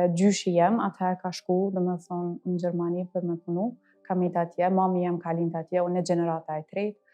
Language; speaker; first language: Albanian; early bilingual, heritage; Albanian